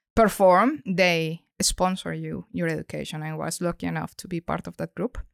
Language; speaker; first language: English; non-native, fluent; Spanish